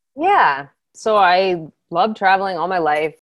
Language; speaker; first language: English; native; English